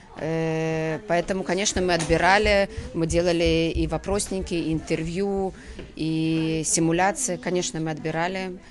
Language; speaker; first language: Russian; native; Russian